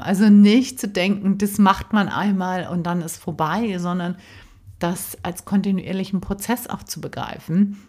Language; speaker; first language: German; native; German